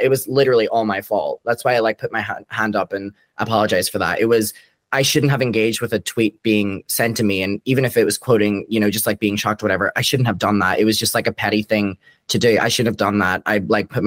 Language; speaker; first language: English; native; English